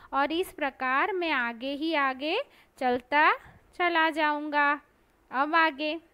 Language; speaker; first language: Hindi; non-native, local second language; Gujarati